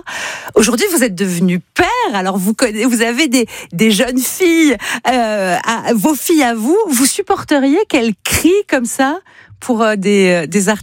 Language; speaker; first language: French; native; French